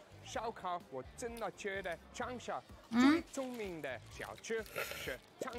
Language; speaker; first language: Chinese; non-native, fluent; German